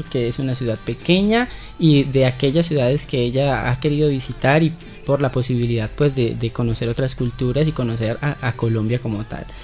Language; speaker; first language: Spanish; native; Spanish